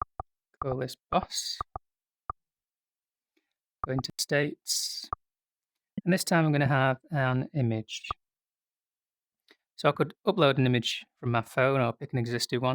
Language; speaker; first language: English; native; English